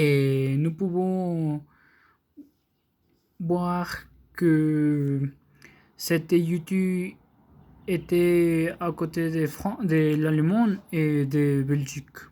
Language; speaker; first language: French; non-native, learner; Spanish